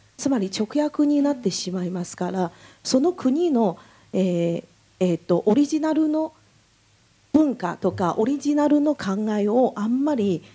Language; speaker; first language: Japanese; non-native, fluent; Chinese